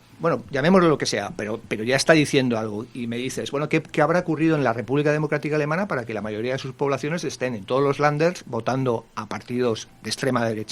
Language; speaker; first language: Spanish; native; Spanish